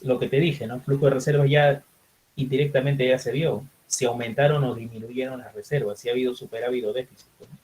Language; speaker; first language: Spanish; native; Spanish